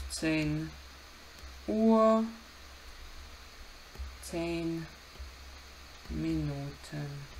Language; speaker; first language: German; non-native, fluent; Ukrainian